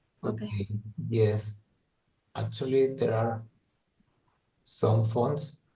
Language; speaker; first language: English; non-native, learner; Spanish